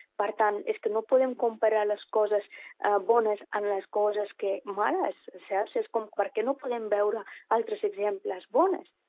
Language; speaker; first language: Catalan; non-native, fluent; Persian